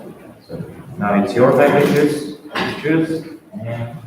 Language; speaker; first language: English; non-native, fluent; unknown